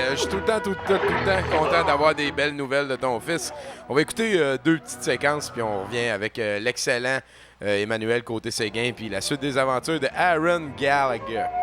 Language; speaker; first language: French; native; French